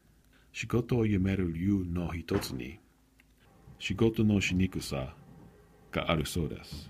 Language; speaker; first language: Japanese; non-native, learner; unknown